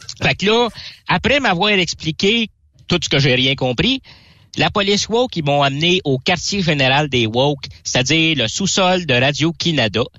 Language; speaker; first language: French; native; French